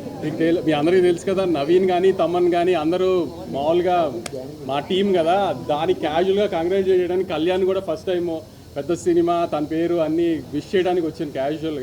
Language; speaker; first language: Telugu; native; Telugu